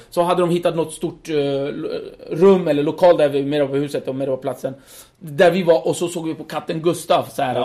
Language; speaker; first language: Swedish; early bilingual, other home language; Kurdish